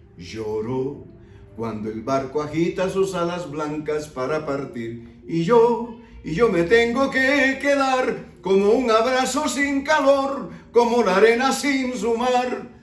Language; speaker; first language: Spanish; native; Spanish